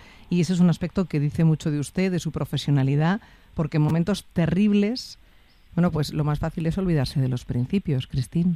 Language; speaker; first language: Spanish; native; Spanish